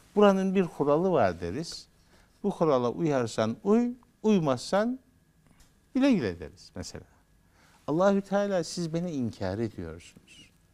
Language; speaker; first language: Turkish; native; Turkish